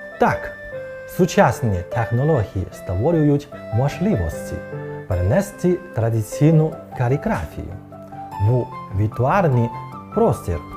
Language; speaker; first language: Ukrainian; non-native, fluent; Chinese